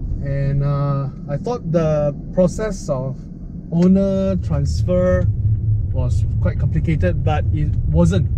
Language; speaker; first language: English; non-native, local second language; Min Nan Chinese